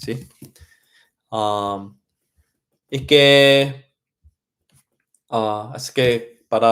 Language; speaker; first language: Spanish; non-native, learner; Korean